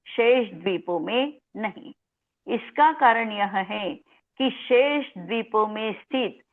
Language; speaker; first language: Hindi; non-native, local second language; Marathi